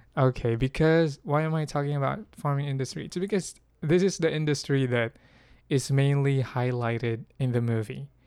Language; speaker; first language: English; non-native, local second language; Filipino